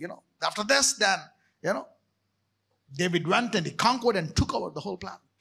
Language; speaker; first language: English; non-native, local second language; Telugu